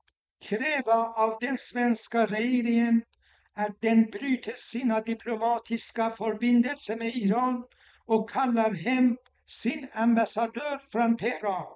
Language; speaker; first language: Swedish; non-native, fluent; Persian